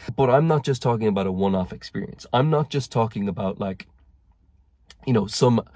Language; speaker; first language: English; native; English